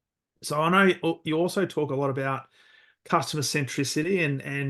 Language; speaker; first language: English; native; English